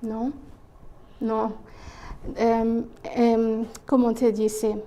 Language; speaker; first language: Spanish; non-native, fluent; Arabic